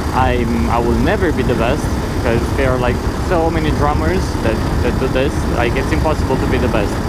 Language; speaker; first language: English; non-native, fluent; Romanian